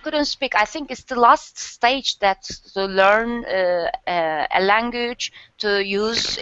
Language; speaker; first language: English; non-native, learner; Turkish